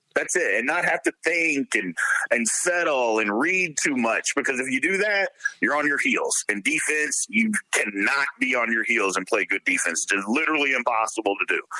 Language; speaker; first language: English; native; English